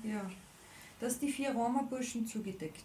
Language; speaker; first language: German; native; German